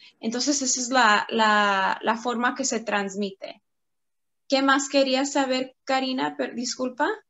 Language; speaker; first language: Spanish; early bilingual, heritage; Spanish